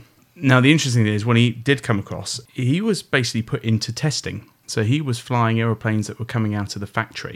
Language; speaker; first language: English; native; English